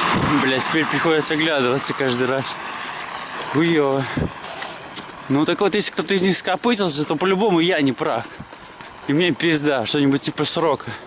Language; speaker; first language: Russian; native; Russian